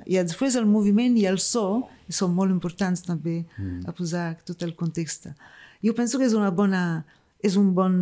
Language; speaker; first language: Catalan; non-native, fluent; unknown